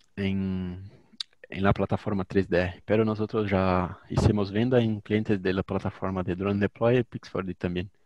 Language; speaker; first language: Spanish; non-native, learner; Portuguese